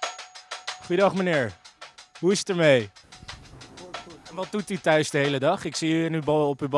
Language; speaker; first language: Dutch; native; Dutch